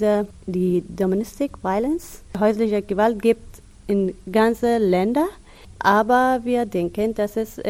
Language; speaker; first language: German; non-native, learner; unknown